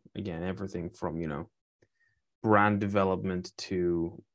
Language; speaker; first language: English; native; English